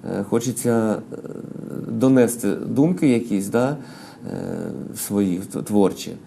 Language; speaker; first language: Ukrainian; non-native, local second language; Russian